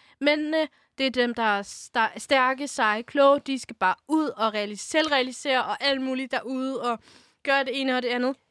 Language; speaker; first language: Danish; early bilingual, other home language; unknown